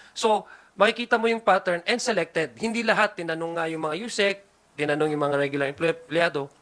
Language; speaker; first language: Filipino; native; Filipino